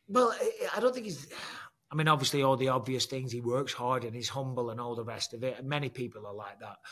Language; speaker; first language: English; native; English